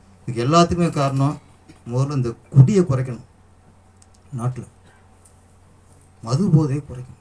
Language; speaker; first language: Tamil; native; Tamil